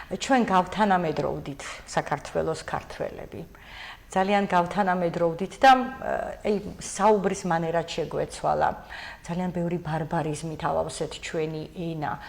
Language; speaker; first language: Georgian; native; Georgian